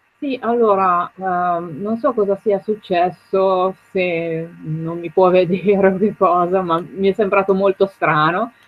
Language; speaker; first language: Italian; native; Italian